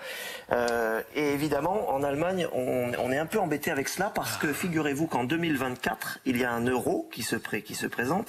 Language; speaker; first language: French; native; French